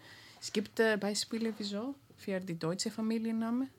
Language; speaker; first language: German; non-native, fluent; Greek